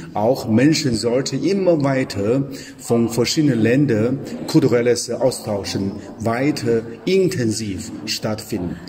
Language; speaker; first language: German; non-native, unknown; Chinese